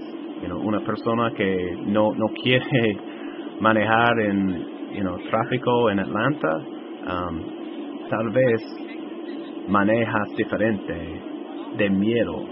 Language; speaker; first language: Spanish; non-native, fluent; English